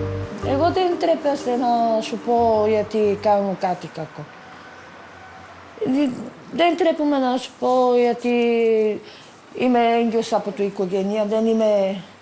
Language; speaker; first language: Greek; non-native, learner; Bulgarian